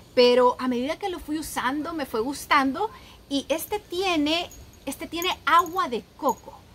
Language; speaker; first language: Spanish; native; Spanish